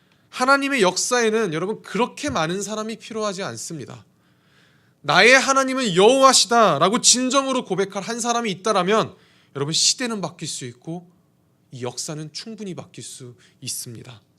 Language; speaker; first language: Korean; native; Korean